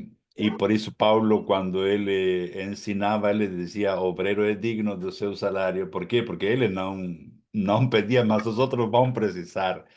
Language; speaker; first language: Portuguese; non-native, fluent; Spanish